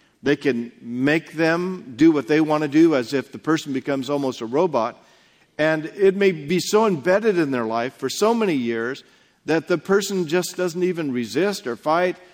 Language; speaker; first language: English; native; English